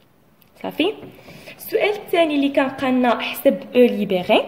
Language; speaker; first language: Arabic; native; Arabic